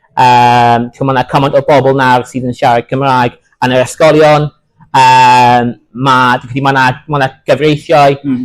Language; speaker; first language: Welsh; non-native, local second language; English